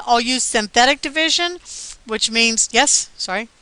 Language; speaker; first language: English; native; English